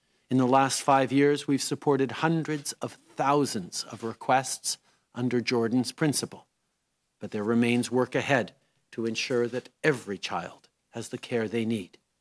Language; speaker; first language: English; native; English